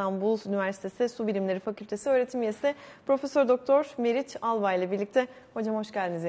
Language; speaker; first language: Turkish; native; Turkish